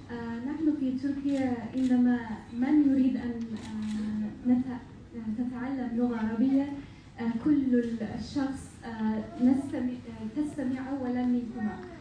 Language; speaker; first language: Arabic; non-native, learner; Turkish